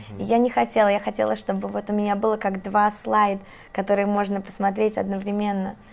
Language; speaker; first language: Russian; early bilingual, other home language; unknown